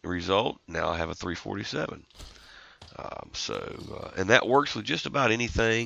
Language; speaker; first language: English; native; English